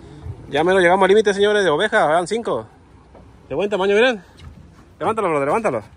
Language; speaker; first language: Spanish; native; Spanish